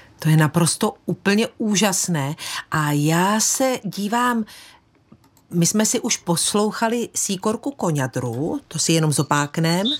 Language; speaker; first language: Czech; native; Czech